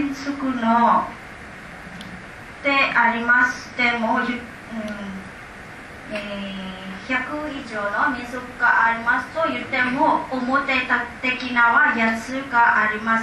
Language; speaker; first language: Japanese; non-native, learner; Burmese